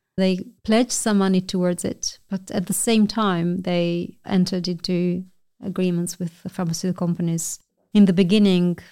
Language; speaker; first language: English; non-native, fluent; Albanian